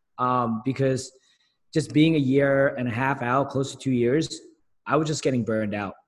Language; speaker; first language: English; early bilingual, other home language; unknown